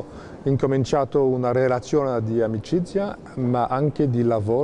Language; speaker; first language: Italian; non-native, fluent; French